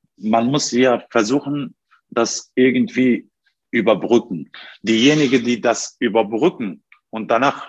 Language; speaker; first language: German; non-native, fluent; Turkish